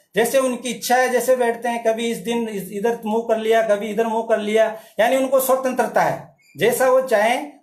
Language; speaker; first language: Hindi; native; Hindi